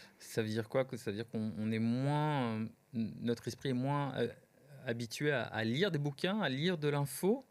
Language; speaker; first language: French; early bilingual, other home language; Portuguese